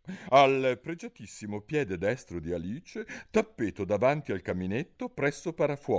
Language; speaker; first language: Italian; native; Italian